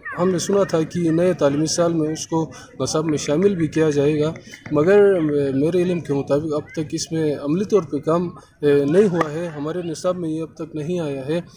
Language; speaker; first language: Urdu; non-native, local second language; Sicilian